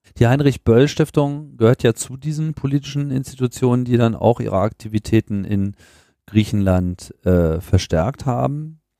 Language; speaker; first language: German; native; German